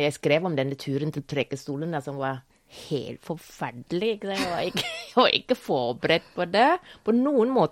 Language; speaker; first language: Norwegian; non-native, fluent; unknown